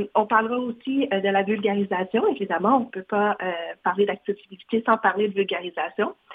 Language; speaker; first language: French; non-native, fluent; Vietnamese